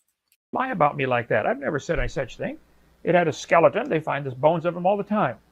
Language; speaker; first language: English; native; English